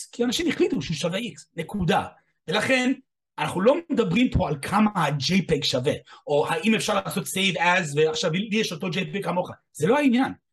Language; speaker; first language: Hebrew; non-native, fluent; English